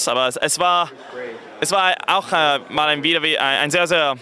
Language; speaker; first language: German; non-native, fluent; English